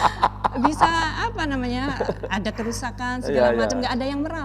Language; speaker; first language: Indonesian; native; Indonesian